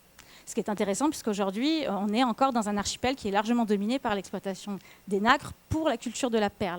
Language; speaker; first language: French; native; French